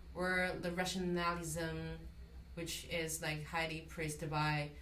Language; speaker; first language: English; non-native, fluent; Chinese